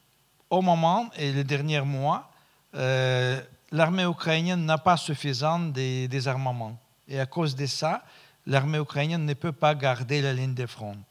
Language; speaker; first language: French; non-native, fluent; Russian